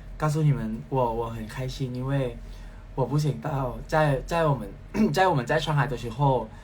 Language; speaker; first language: Chinese; non-native, learner; Thai